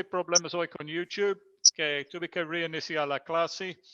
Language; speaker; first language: Spanish; non-native, fluent; English